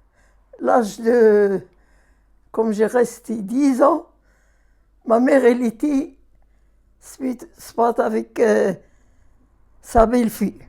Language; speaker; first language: French; non-native, learner; Arabic